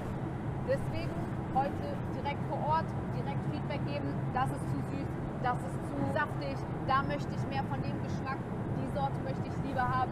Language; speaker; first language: German; native; German